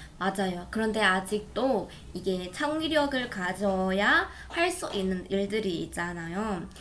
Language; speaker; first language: Korean; non-native, fluent; Burmese